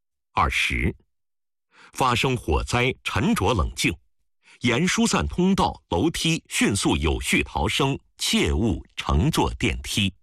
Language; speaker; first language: Chinese; native; Chinese